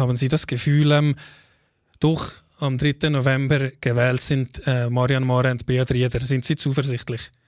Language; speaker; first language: German; native; German